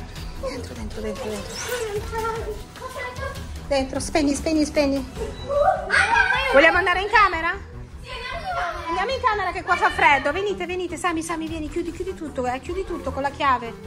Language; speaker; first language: Italian; native; Italian